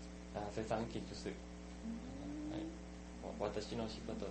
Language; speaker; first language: Japanese; non-native, learner; Thai